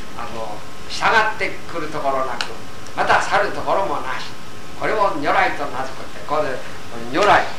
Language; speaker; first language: Japanese; native; Japanese